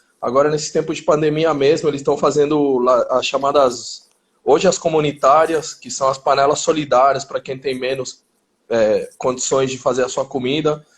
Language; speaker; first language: Portuguese; early bilingual, other home language; Spanish